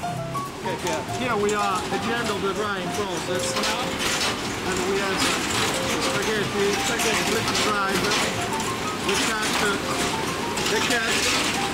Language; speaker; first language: English; non-native, fluent; Italian